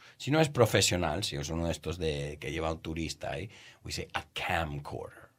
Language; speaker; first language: Spanish; non-native, fluent; English